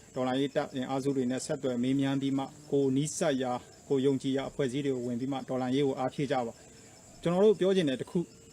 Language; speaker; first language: Burmese; native; Burmese